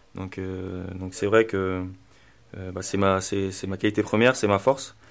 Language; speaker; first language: French; native; French